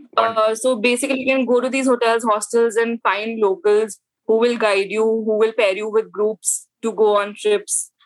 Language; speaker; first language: English; non-native, local second language; Hindi